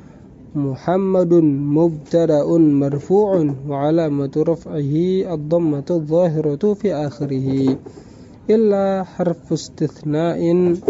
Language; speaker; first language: Arabic; non-native, fluent; Indonesian